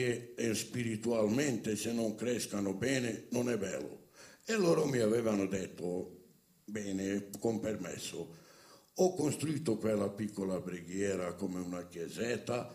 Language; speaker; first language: Italian; non-native, fluent; Romany